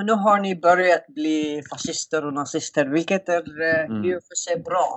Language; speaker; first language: Swedish; non-native, fluent; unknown